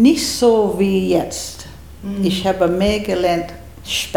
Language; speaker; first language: German; early bilingual, heritage; German